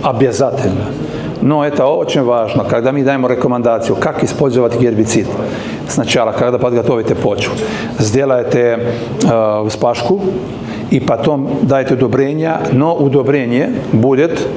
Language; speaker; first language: Russian; non-native, learner; Serbian